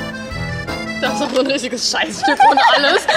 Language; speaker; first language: German; native; German